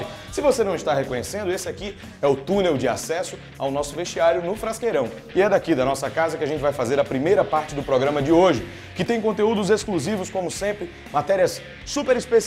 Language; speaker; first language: Portuguese; native; Portuguese